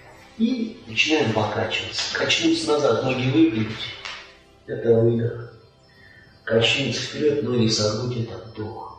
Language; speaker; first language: Russian; native; Russian